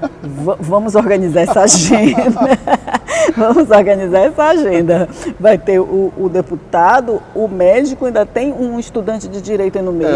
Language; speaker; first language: Portuguese; native; Portuguese